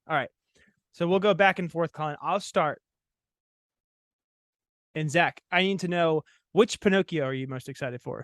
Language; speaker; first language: English; native; English